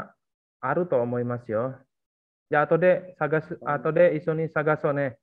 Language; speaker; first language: Japanese; non-native, fluent; Indonesian